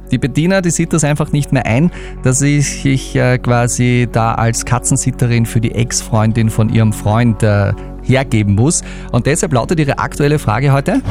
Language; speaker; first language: German; native; German